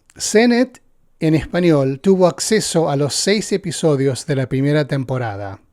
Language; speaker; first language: Spanish; early bilingual, heritage; Spanish